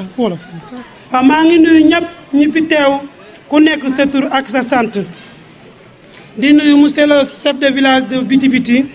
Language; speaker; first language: Wolof; non-native, local second language; Jola-Fonyi